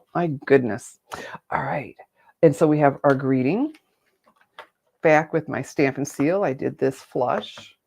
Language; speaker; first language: English; native; English